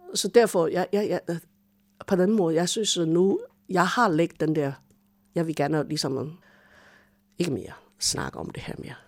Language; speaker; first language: Danish; non-native, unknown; Chinese